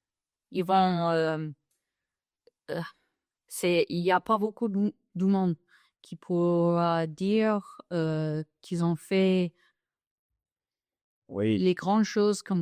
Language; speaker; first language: French; non-native, fluent; English